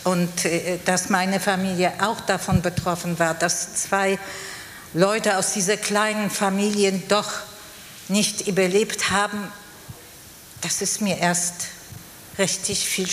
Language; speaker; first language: German; non-native, fluent; Polish